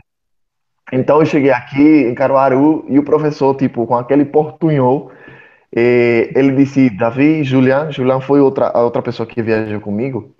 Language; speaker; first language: Portuguese; non-native, fluent; Spanish